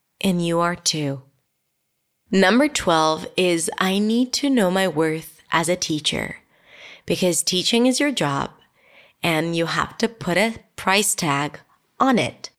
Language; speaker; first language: English; non-native, fluent; Hebrew